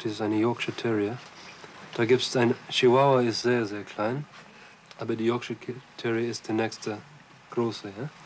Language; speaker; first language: German; non-native, learner; English